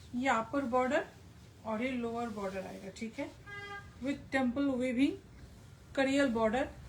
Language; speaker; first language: Hindi; non-native, local second language; Bangla